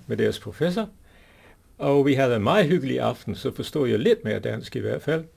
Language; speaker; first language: Danish; non-native, fluent; English